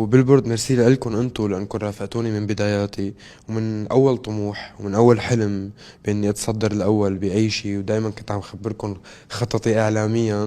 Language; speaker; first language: Arabic; native; Arabic